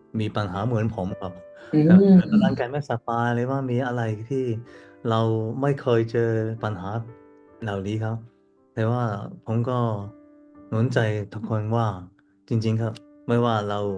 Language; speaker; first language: Thai; non-native, learner; Cantonese